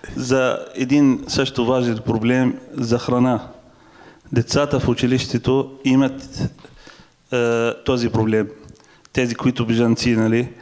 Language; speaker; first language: Bulgarian; non-native, fluent; Arabic